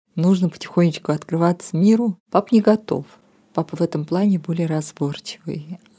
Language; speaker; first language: Russian; non-native, local second language; Armenian